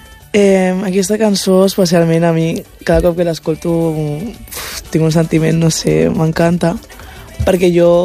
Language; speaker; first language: Catalan; early bilingual, other home language; Wolof